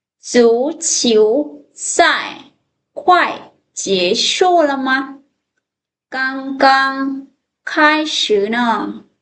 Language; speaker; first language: Chinese; non-native, fluent; Lao